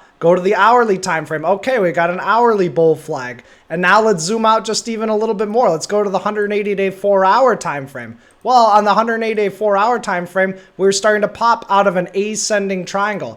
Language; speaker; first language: English; native; English